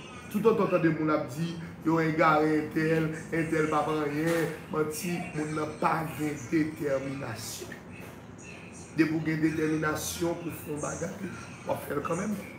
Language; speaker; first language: French; native; French